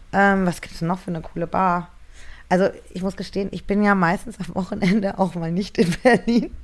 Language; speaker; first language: German; native; German